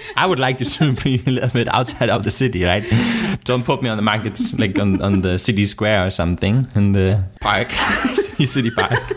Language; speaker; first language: English; non-native, fluent; German